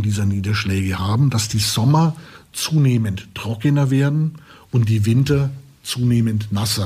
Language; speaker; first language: German; native; German